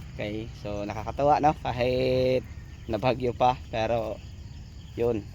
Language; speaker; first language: Filipino; native; Filipino